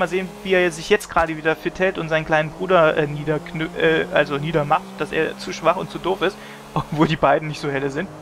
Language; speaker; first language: German; native; German